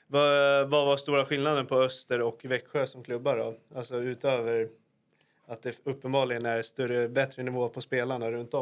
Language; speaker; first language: Swedish; native; Swedish